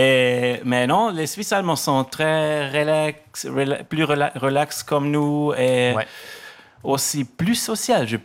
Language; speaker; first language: French; non-native, learner; German